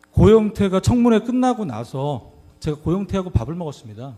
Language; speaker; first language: Korean; native; Korean